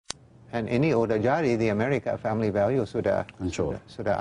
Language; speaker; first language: Indonesian; non-native, fluent; English